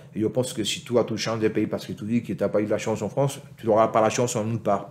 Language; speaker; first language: French; non-native, fluent; Spanish